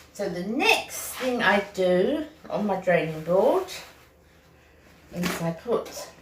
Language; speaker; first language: English; native; English